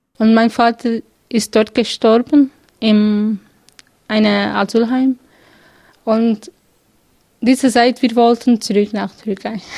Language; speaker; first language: German; non-native, learner; Kurdish